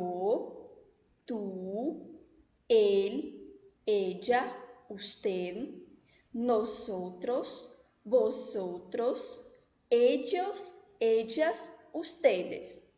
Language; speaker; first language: Spanish; non-native, fluent; Portuguese